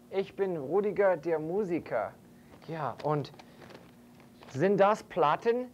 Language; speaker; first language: German; non-native, fluent; English